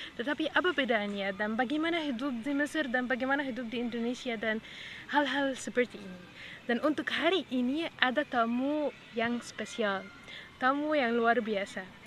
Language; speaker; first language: Indonesian; non-native, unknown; Arabic